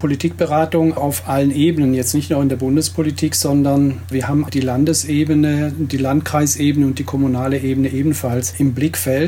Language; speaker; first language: German; native; German